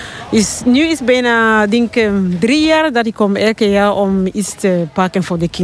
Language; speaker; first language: Dutch; non-native, learner; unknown